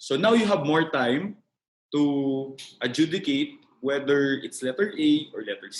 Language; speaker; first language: English; non-native, local second language; Filipino